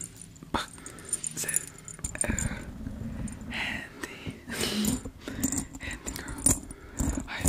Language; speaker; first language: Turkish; early bilingual, heritage; Turkish